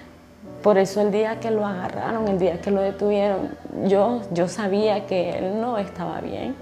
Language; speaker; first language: Spanish; native; Spanish